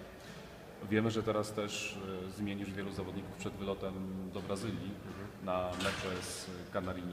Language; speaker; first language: Polish; native; Polish